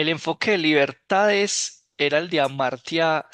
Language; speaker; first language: Spanish; native; Spanish